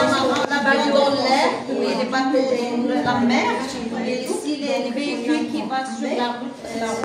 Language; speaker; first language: French; non-native, local second language; Arabic